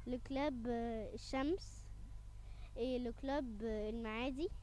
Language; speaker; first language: French; non-native, fluent; Arabic